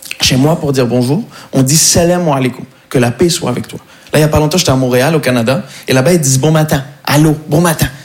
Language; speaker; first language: French; non-native, local second language; Arabic